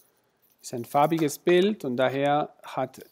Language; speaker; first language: German; non-native, fluent; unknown